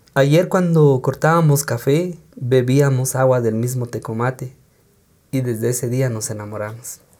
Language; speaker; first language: Spanish; non-native, local second language; Kaqchikel